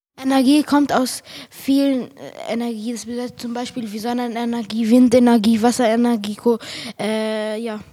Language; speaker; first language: German; early bilingual, other home language; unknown